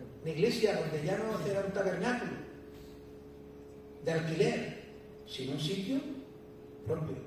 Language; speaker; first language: Spanish; native; Spanish